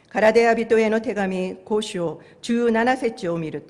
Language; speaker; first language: Japanese; non-native, fluent; Korean